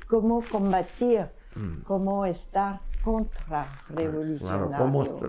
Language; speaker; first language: Spanish; non-native, fluent; French